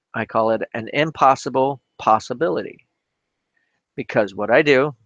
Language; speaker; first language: English; native; English